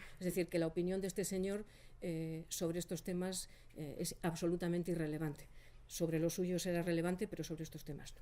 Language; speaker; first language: Spanish; native; Spanish